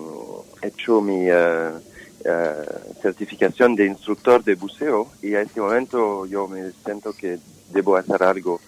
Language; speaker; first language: Spanish; non-native, fluent; French